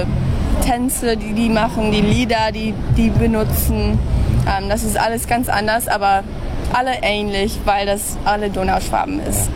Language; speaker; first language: German; early bilingual, heritage; English